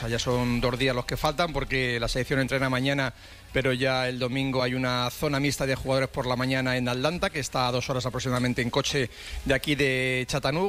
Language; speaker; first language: Spanish; native; Spanish